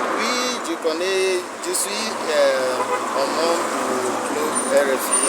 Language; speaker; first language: French; non-native, learner; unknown